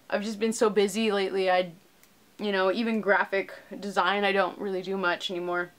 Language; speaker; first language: English; native; English